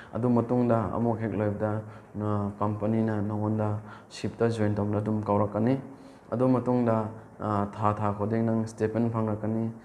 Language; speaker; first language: Manipuri; non-native, local second language; Rongmei Naga